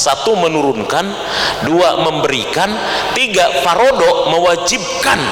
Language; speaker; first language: Indonesian; native; Indonesian